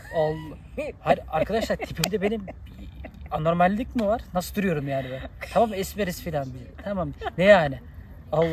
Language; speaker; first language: Turkish; native; Turkish